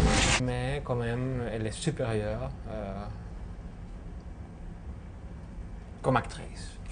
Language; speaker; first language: French; non-native, fluent; Spanish